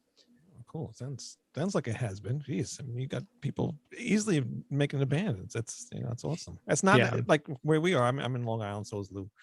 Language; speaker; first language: English; native; English